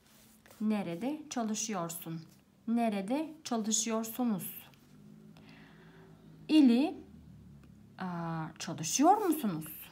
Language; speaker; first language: Turkish; non-native, fluent; Bulgarian